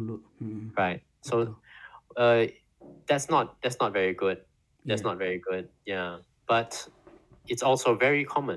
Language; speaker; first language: English; non-native, local second language; Indonesian